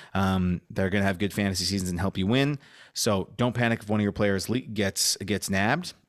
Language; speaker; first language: English; native; English